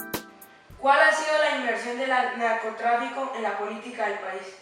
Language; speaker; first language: Spanish; native; Spanish